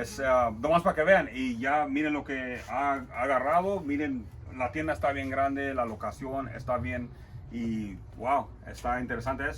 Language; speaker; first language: Spanish; early bilingual, heritage; Spanish